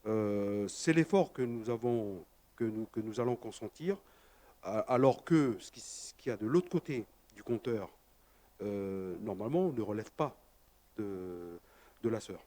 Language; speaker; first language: French; native; French